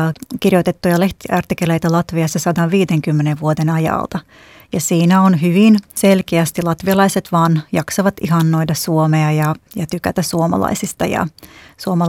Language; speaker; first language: Finnish; non-native, fluent; Latvian